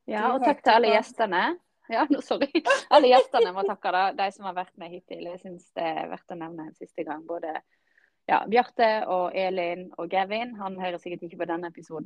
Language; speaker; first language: Norwegian; native; Norwegian